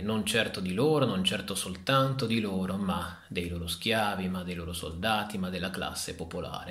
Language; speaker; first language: Italian; native; Italian